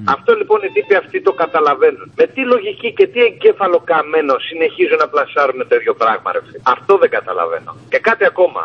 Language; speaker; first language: Greek; native; Greek